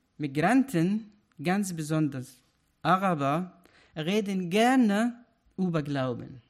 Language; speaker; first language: German; non-native, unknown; Arabic